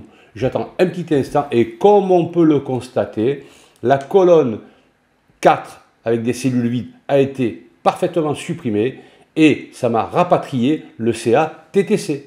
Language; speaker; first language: French; native; French